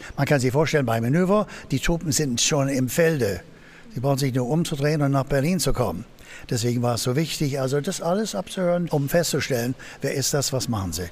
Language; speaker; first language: German; non-native, fluent; English